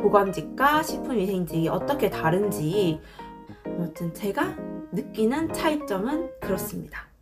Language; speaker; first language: Korean; native; Korean